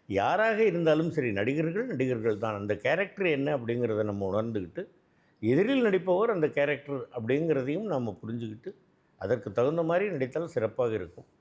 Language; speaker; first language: Tamil; native; Tamil